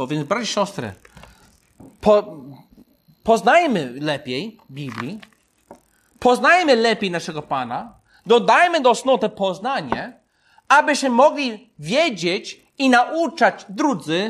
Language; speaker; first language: Polish; non-native, fluent; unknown